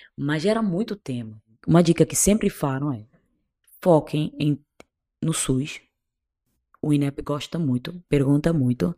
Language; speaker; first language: Portuguese; non-native, local second language; Kabuverdianu